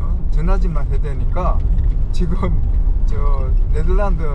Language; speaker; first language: Korean; native; Korean